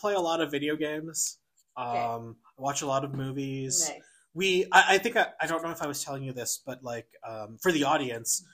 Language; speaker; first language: English; native; English